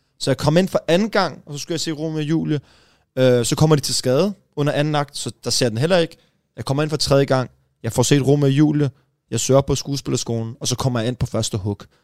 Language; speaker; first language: Danish; early bilingual, other home language; Persian